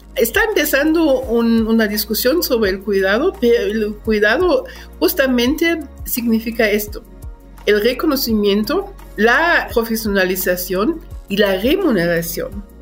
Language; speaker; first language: Spanish; non-native, fluent; German